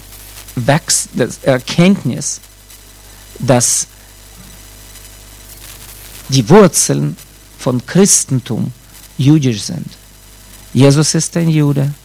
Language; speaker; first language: German; non-native, fluent; Russian